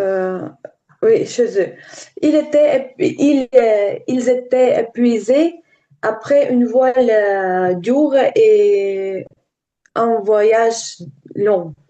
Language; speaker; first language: French; non-native, learner; Ukrainian